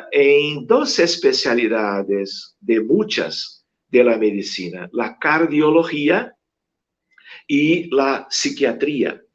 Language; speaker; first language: Spanish; non-native, fluent; Portuguese